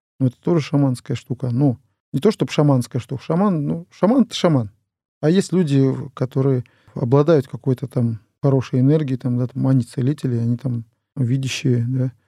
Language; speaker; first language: Russian; non-native, local second language; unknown